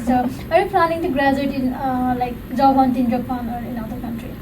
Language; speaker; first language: English; non-native, fluent; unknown